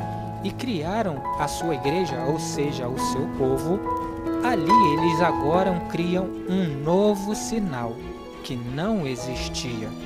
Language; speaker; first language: Portuguese; native; Portuguese